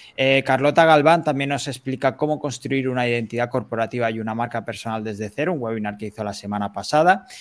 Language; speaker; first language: Spanish; native; Spanish